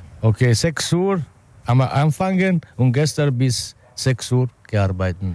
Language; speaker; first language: German; non-native, learner; Italian